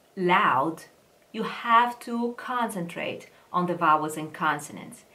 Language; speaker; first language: English; non-native, fluent; Italian